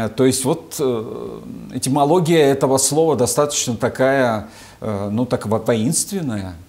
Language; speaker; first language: Russian; native; Russian